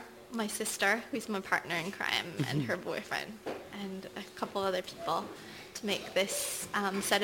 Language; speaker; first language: English; native; English